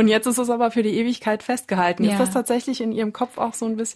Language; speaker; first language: German; native; German